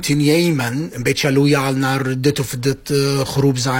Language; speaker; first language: Dutch; non-native, fluent; Arabic